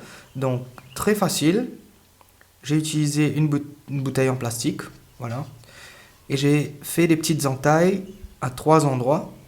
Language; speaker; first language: French; native; French